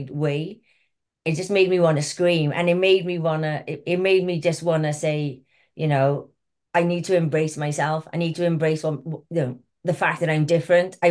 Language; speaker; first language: English; native; English